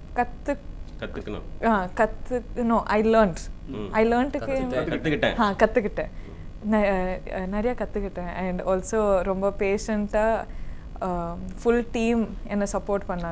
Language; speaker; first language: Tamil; non-native, learner; Kannada